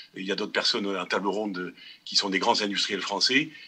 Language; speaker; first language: French; native; French